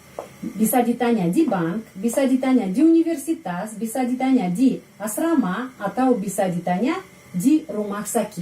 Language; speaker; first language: Indonesian; non-native, fluent; Russian